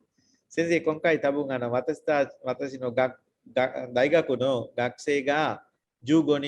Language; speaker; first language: Japanese; non-native, fluent; Sinhala